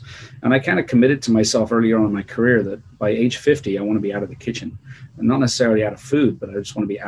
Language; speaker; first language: English; native; English